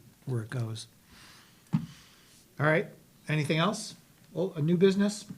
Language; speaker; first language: English; native; English